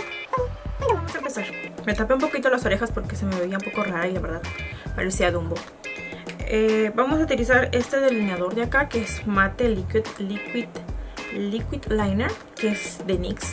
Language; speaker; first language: Spanish; native; Spanish